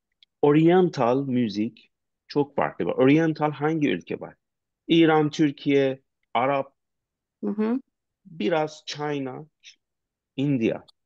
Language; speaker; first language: Turkish; non-native, learner; Persian